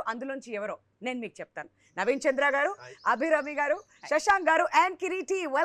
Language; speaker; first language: Telugu; native; Telugu